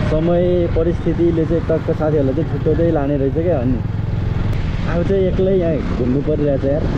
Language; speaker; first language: Nepali; native; Nepali